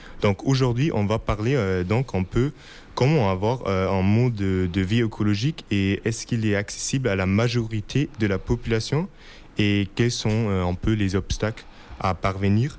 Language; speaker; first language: French; non-native, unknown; German